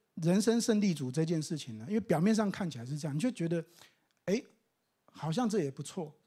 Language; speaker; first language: Chinese; native; Chinese